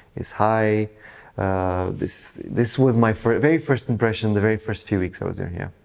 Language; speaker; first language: English; non-native, fluent; Portuguese